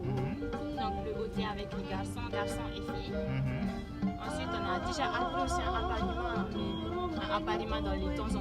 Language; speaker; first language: French; native; French